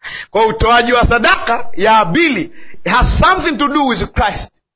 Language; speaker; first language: English; non-native, local second language; Swahili